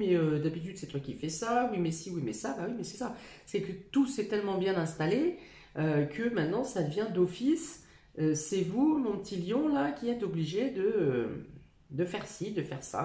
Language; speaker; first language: French; native; French